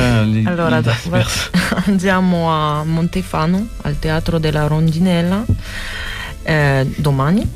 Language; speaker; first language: Italian; non-native, learner; French